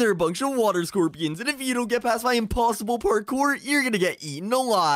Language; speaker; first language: English; native; English